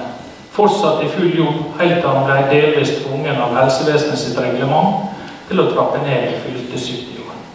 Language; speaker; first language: Norwegian; native; Norwegian